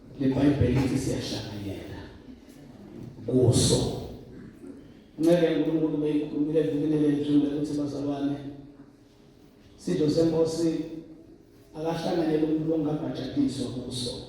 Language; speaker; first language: Zulu; non-native, local second language; Swati